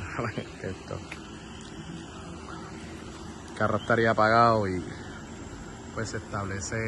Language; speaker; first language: Spanish; native; Spanish